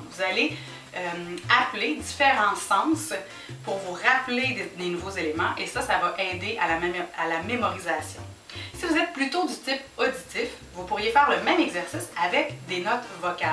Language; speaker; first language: French; native; French